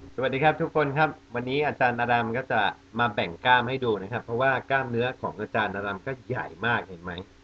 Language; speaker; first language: Thai; non-native, fluent; English